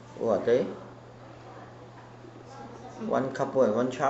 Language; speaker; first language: English; non-native, local second language; Cantonese